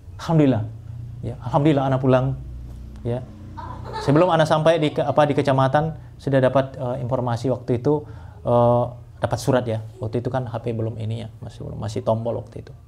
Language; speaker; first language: Indonesian; non-native, local second language; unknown